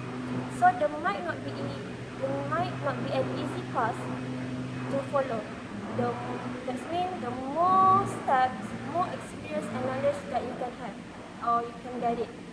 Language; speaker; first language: English; non-native, learner; Malay